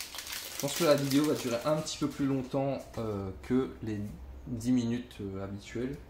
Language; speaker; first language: French; native; French